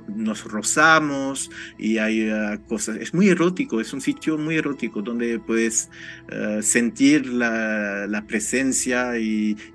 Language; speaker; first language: Spanish; non-native, fluent; French